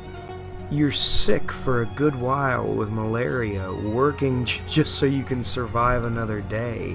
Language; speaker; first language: English; native; English